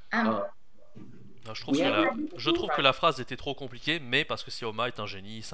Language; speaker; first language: French; native; French